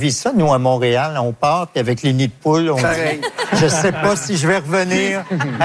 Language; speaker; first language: French; native; French